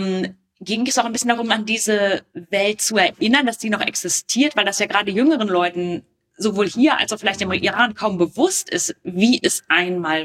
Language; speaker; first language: German; native; German